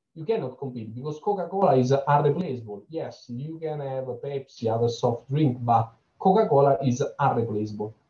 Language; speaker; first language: English; non-native, fluent; Italian